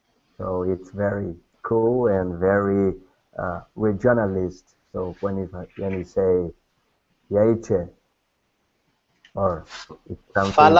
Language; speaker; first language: English; non-native, learner; Portuguese